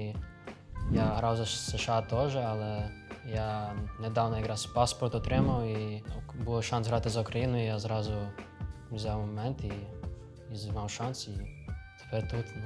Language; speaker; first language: Ukrainian; early bilingual, other home language; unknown